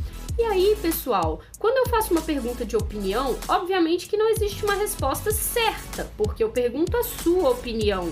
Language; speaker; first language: Portuguese; native; Portuguese